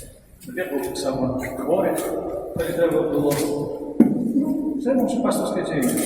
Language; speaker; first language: Polish; non-native, fluent; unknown